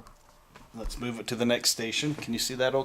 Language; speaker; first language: English; native; English